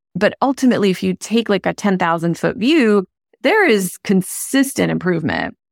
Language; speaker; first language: English; non-native, local second language; Hindi